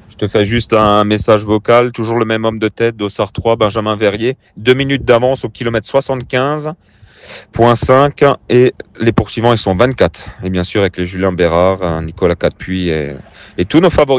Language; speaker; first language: French; native; French